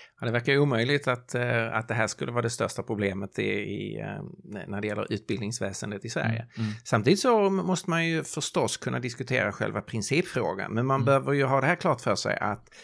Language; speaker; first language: Swedish; native; Swedish